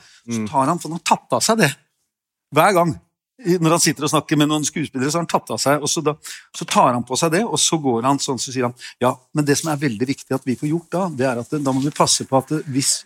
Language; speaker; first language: Norwegian; native; Norwegian